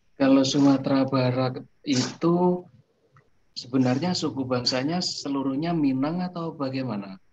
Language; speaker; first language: Indonesian; native; Indonesian